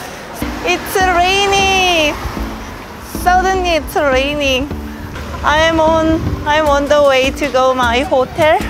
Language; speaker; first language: English; non-native, learner; Korean